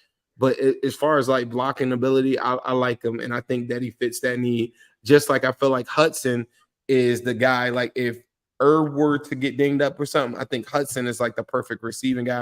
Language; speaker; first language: English; native; English